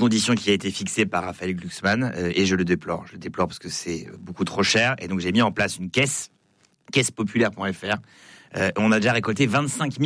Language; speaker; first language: French; native; French